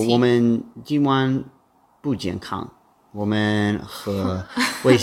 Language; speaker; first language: Chinese; non-native, learner; English